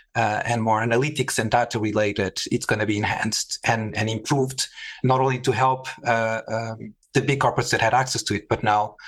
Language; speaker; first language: English; non-native, fluent; Portuguese